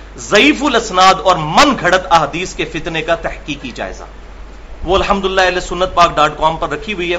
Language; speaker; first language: Urdu; non-native, local second language; Punjabi